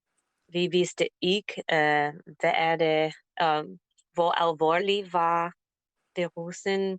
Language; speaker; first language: Danish; non-native, learner; English